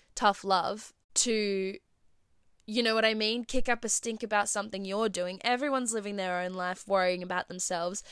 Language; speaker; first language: English; native; English